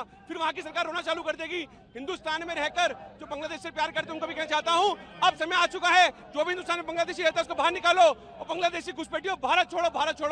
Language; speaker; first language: Hindi; native; Hindi